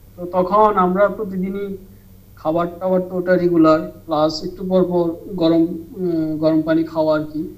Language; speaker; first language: Bangla; native; Bangla